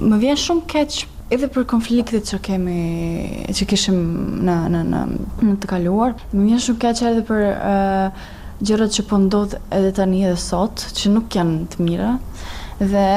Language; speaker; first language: Albanian; non-native, learner; Serbian